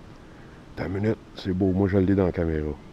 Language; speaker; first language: French; native; French